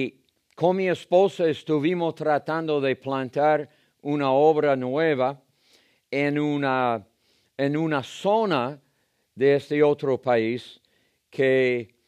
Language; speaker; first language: Spanish; non-native, fluent; English